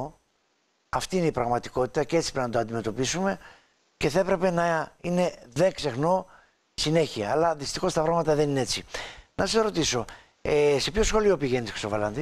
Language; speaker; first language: Greek; native; Greek